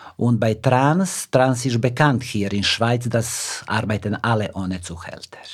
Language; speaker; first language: German; non-native, fluent; Serbian